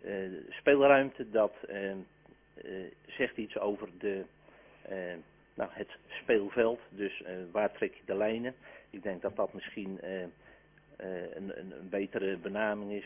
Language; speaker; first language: Dutch; native; Dutch